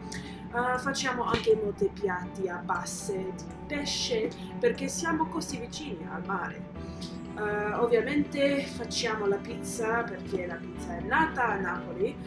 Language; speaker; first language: Italian; non-native, learner; English